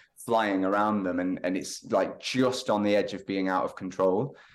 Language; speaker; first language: English; native; English